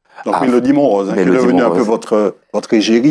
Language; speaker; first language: French; native; French